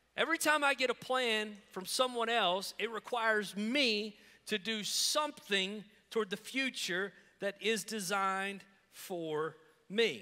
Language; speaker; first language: English; native; English